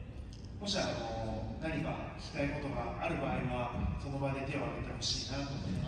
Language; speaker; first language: Japanese; native; Japanese